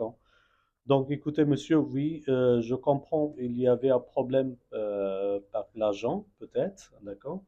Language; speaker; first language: French; non-native, fluent; Bangla